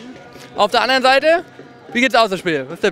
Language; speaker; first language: German; native; German